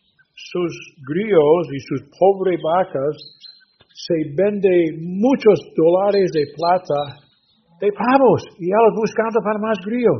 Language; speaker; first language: Spanish; non-native, learner; English